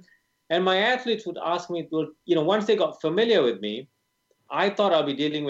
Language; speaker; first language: English; non-native, local second language; Tamil